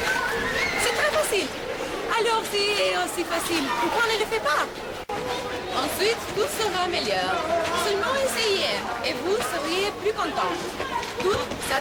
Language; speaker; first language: French; non-native, learner; Albanian